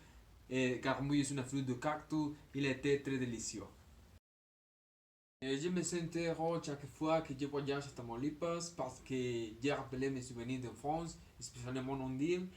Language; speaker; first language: French; non-native, learner; Spanish